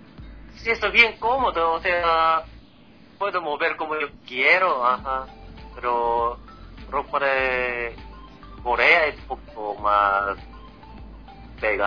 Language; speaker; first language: Spanish; non-native, fluent; Korean